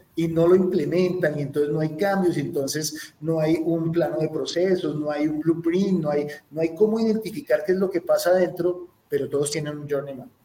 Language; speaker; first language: Spanish; native; Spanish